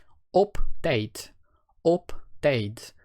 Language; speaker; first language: Dutch; non-native, fluent; Portuguese